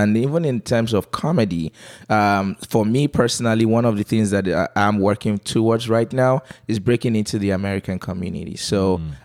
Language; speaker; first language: English; non-native, local second language; Yoruba